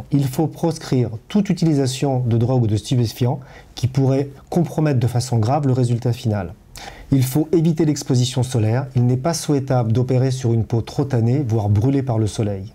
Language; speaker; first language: French; native; French